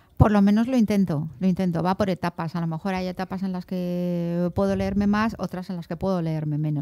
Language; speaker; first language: Spanish; native; Spanish